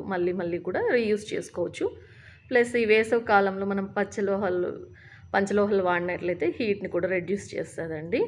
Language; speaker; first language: Telugu; native; Telugu